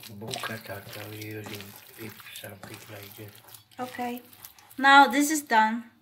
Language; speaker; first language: English; non-native, learner; Indonesian